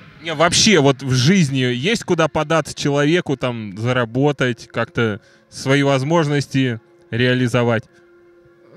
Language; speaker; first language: Russian; native; Russian